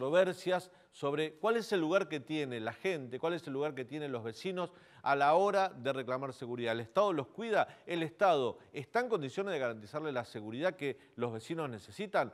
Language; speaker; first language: Spanish; native; Spanish